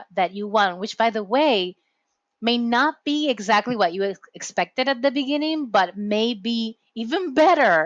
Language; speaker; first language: English; non-native, fluent; Spanish